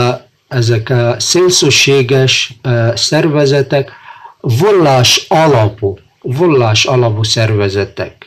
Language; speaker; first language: Hungarian; non-native, fluent; Arabic